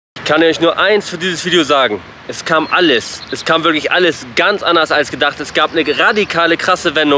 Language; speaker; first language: German; native; German